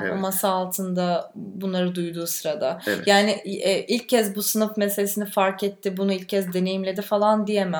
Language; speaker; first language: Turkish; native; Turkish